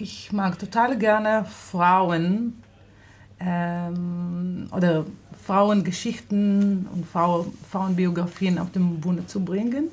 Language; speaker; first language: German; non-native, fluent; Hebrew